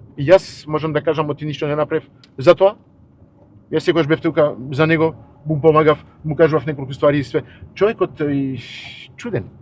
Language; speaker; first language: Macedonian; early bilingual, heritage; Macedonian